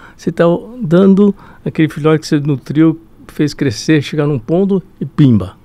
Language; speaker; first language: Portuguese; early bilingual, other home language; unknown